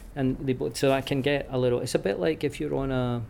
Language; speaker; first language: English; native; English